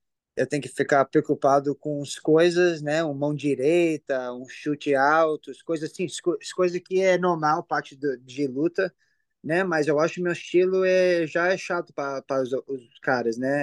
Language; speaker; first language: Portuguese; early bilingual, heritage; English